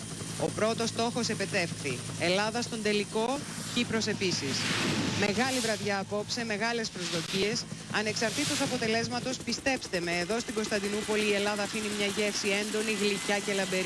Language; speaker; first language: Greek; native; Greek